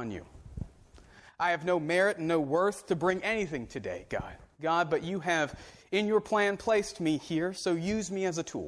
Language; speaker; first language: English; native; English